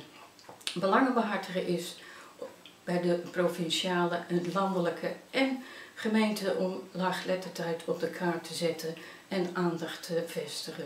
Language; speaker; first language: Dutch; native; Dutch